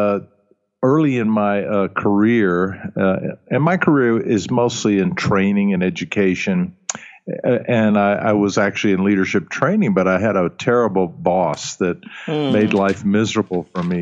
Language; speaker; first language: English; early bilingual, other home language; German